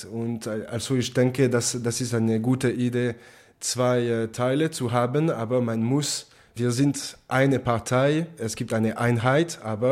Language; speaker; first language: German; non-native, local second language; French